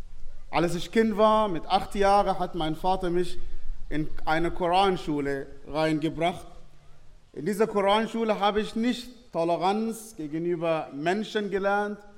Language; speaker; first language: German; non-native, fluent; Arabic